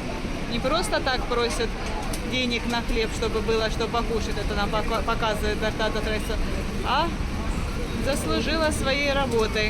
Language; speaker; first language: Russian; native; Russian